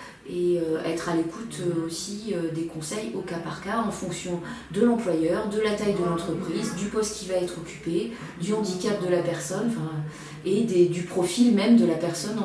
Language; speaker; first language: French; native; French